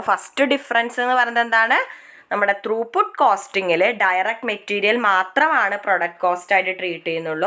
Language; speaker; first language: Malayalam; native; Malayalam